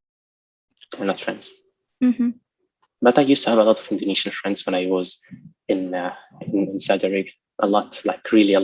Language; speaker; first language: English; non-native, local second language; Arabic